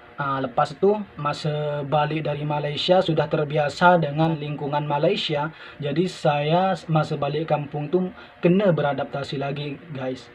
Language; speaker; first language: Indonesian; non-native, local second language; Madurese